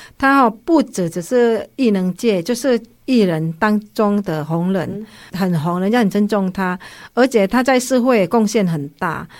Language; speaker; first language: Chinese; non-native, fluent; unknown